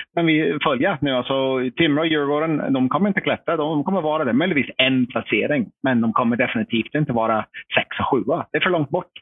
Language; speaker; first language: Swedish; non-native, fluent; English